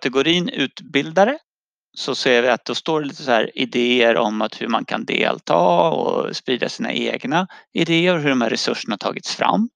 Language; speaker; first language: Swedish; native; Swedish